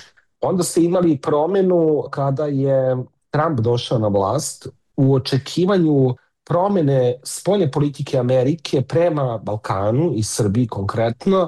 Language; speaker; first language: Serbian; native; Serbian